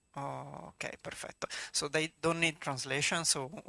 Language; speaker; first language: English; non-native, fluent; Italian